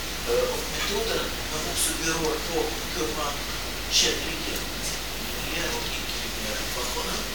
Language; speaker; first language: Swedish; non-native, fluent; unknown